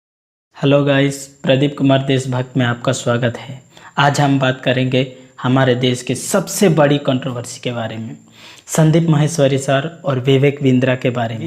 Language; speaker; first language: Hindi; non-native, local second language; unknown